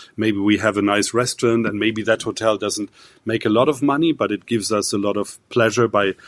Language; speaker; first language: English; non-native, fluent; German